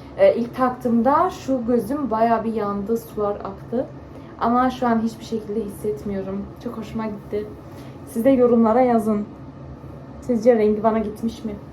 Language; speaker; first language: Turkish; early bilingual, heritage; Turkish